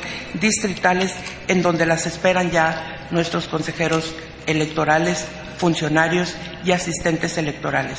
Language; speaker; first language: Spanish; native; Spanish